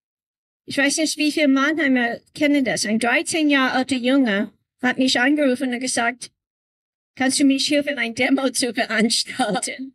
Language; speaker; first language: German; non-native, learner; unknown